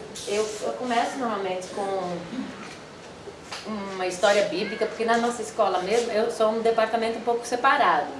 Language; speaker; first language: Portuguese; non-native, fluent; Dutch